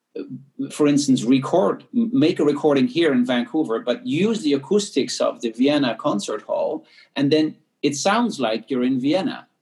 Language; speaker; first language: English; non-native, fluent; Dutch